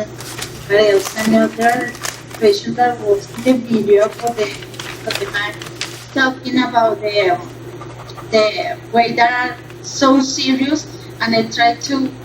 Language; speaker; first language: English; non-native, learner; Spanish